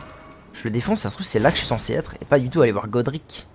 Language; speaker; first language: French; native; French